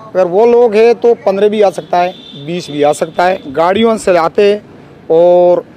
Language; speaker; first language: Hindi; native; Hindi